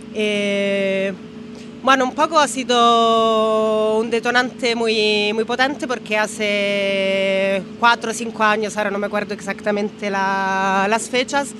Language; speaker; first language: Spanish; non-native, fluent; Italian